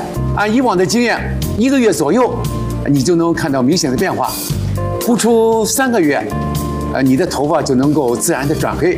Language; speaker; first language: Chinese; native; Chinese